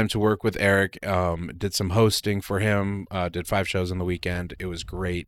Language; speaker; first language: English; early bilingual, other home language; Spanish